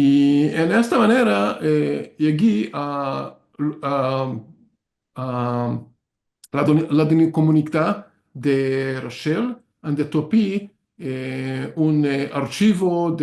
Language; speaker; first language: Spanish; non-native, learner; Hungarian